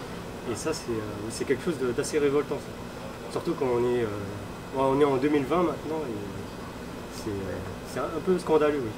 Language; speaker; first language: French; early bilingual, other home language; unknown